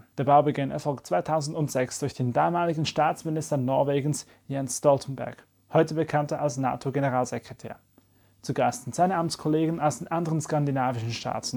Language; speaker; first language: German; native; German